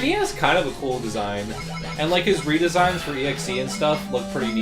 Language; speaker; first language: English; native; English